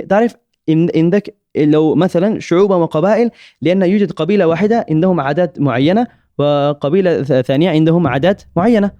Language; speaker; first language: Arabic; non-native, learner; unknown